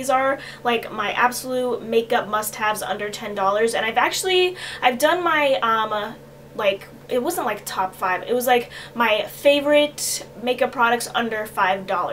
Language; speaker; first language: English; native; English